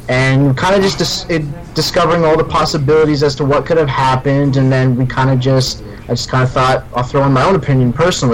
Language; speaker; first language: English; native; English